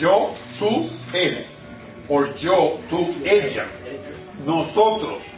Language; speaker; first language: Spanish; non-native, fluent; English